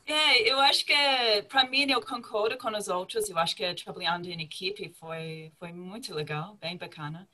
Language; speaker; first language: Portuguese; non-native, fluent; English